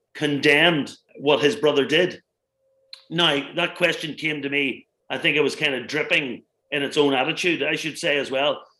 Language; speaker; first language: English; native; English